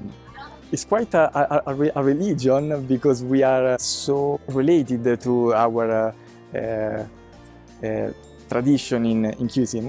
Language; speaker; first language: English; non-native, fluent; Italian